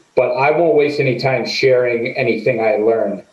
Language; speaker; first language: English; native; English